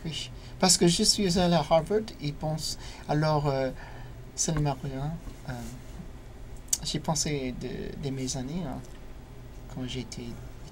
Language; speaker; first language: French; non-native, learner; English